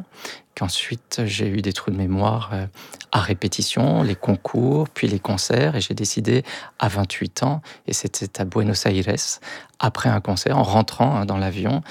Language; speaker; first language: French; native; French